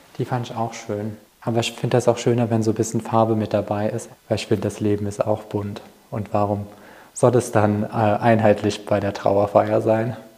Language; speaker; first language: German; native; German